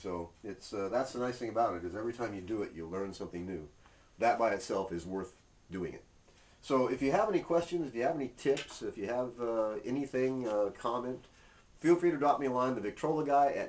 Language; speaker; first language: English; native; English